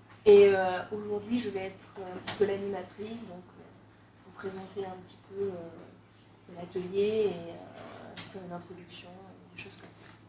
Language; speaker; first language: French; native; French